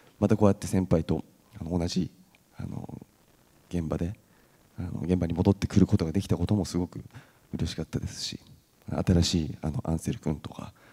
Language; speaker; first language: Japanese; native; Japanese